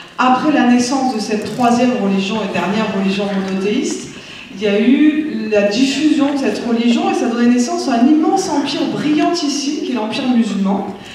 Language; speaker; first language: French; native; French